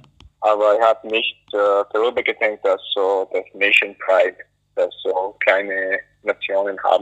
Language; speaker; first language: German; non-native, fluent; English